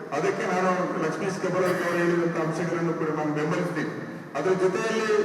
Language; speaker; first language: Kannada; non-native, local second language; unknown